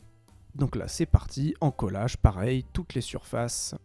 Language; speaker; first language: French; native; French